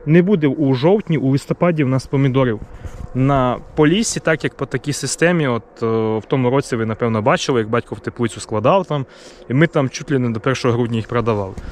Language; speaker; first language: Ukrainian; native; Ukrainian